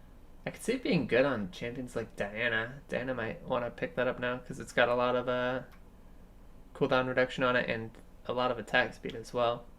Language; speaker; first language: English; native; English